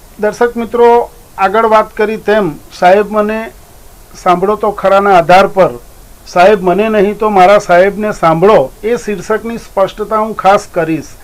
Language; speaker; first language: Gujarati; native; Gujarati